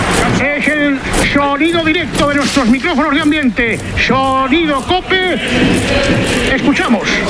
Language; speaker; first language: Spanish; native; Spanish